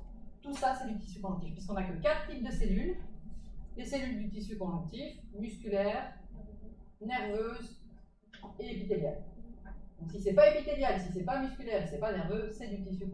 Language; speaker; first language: French; native; French